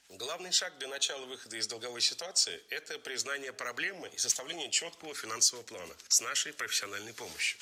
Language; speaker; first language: Russian; native; Russian